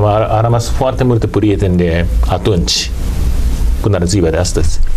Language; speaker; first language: Romanian; non-native, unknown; Japanese